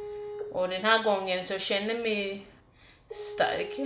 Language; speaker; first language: Swedish; non-native, fluent; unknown